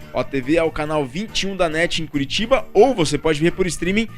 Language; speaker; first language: Portuguese; native; Portuguese